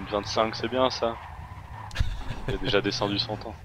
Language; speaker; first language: French; native; French